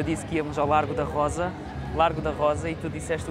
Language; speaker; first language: Portuguese; native; Portuguese